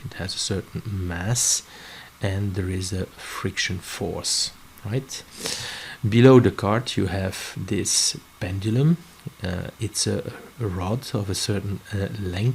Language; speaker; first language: English; non-native, fluent; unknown